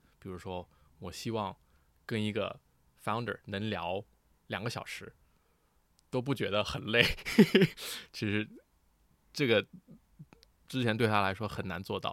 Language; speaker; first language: Chinese; early bilingual, heritage; Chinese